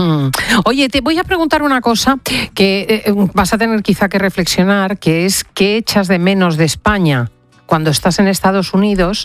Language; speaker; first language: Spanish; native; Spanish